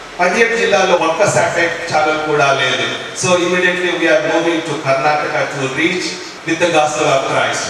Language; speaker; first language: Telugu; non-native, local second language; Lambadi